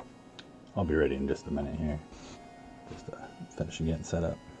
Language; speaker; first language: English; native; English